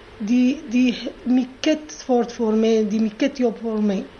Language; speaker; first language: Swedish; non-native, learner; Arabic